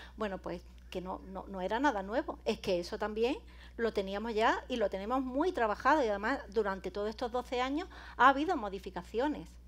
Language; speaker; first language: Spanish; native; Spanish